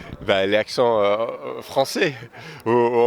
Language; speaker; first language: French; non-native, fluent; English